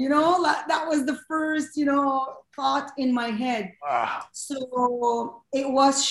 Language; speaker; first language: English; non-native, fluent; Arabic